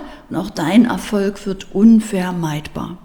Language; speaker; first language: German; native; German